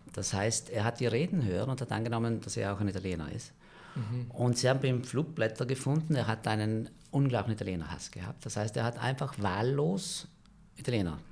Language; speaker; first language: German; native; German